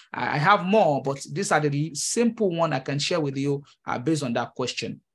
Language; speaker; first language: English; non-native, local second language; Yoruba